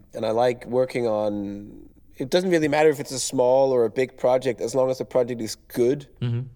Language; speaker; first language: English; non-native, fluent; Danish